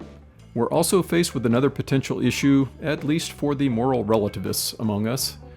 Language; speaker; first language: English; native; English